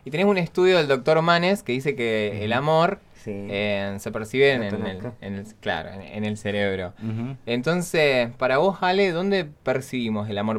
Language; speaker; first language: Spanish; native; Spanish